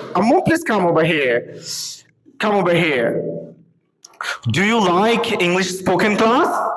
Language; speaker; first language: English; non-native, local second language; Bangla